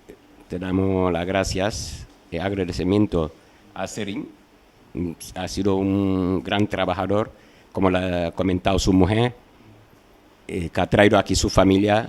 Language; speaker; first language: Spanish; non-native, fluent; Wolof